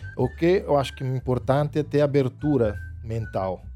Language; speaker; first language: Portuguese; non-native, fluent; Italian